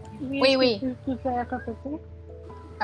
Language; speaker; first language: French; non-native, learner; Spanish